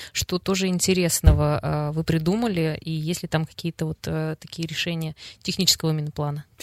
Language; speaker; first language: Russian; native; Russian